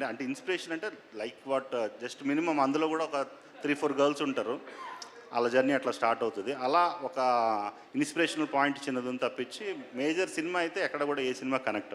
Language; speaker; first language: Telugu; native; Telugu